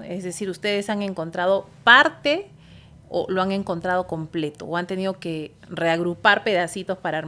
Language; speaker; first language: Spanish; native; Spanish